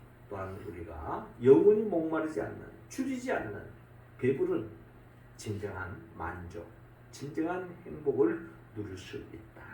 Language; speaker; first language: Korean; native; Korean